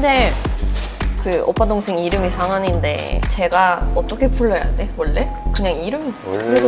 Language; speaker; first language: Korean; non-native, fluent; Swedish